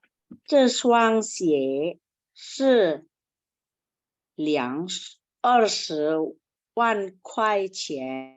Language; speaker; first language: Chinese; non-native, learner; Indonesian